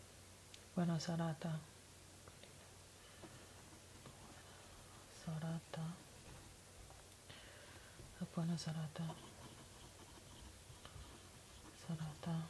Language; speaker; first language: Italian; non-native, learner; English